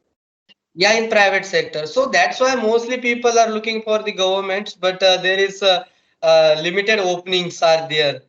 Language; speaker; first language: English; non-native, local second language; Marathi